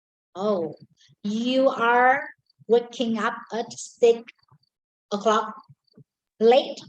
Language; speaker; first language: English; non-native, learner; Vietnamese